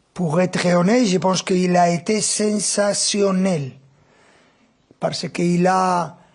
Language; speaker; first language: French; non-native, fluent; Spanish